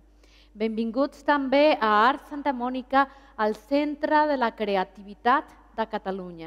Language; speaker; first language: Catalan; non-native, fluent; Spanish